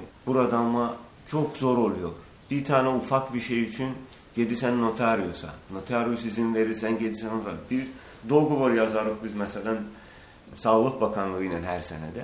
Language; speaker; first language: Turkish; non-native, learner; Azerbaijani